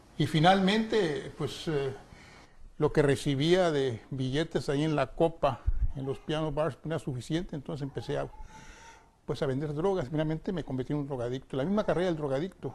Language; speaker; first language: Spanish; native; Spanish